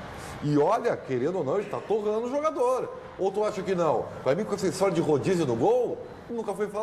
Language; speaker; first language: Portuguese; native; Portuguese